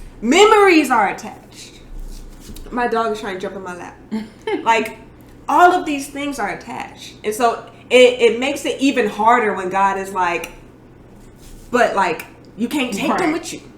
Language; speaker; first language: English; native; English